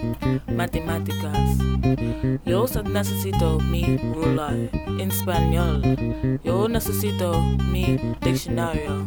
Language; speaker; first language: Spanish; non-native, learner; English